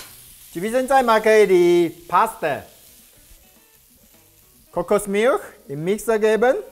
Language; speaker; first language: German; non-native, learner; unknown